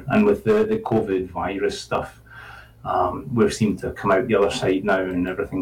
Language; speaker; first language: English; native; English